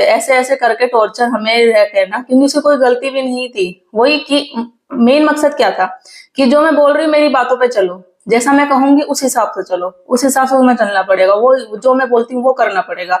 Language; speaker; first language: Hindi; native; Hindi